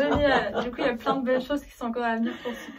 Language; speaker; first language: French; native; French